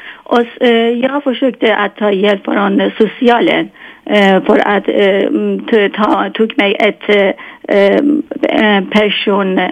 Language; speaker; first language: Swedish; non-native, learner; Persian